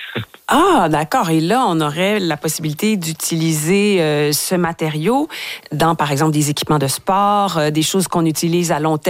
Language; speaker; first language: French; native; French